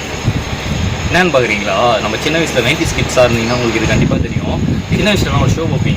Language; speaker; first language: Tamil; native; Tamil